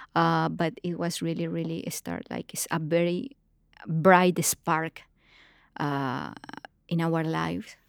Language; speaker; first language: English; non-native, fluent; Spanish